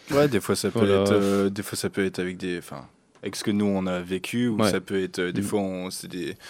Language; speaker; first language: French; native; French